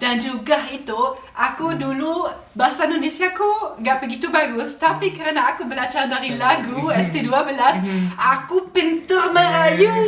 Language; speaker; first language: Indonesian; non-native, fluent; German